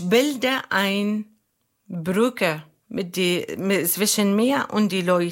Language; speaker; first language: German; non-native, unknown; Arabic